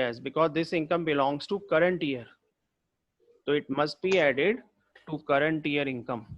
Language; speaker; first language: English; non-native, local second language; Hindi